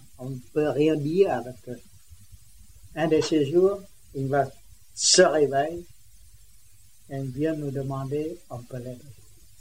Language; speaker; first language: French; non-native, learner; Vietnamese